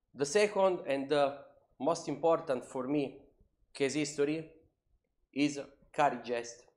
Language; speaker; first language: English; non-native, learner; Italian